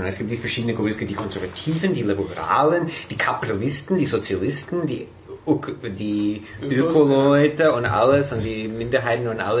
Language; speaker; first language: German; non-native, fluent; English